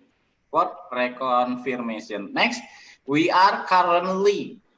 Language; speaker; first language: English; non-native, learner; Indonesian